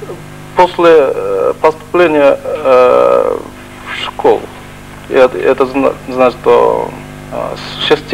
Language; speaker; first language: Russian; non-native, fluent; Japanese